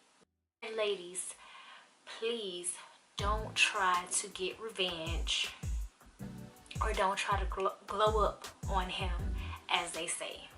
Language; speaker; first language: English; native; English